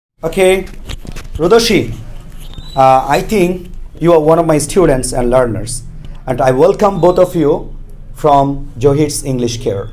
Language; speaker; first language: English; non-native, fluent; Bangla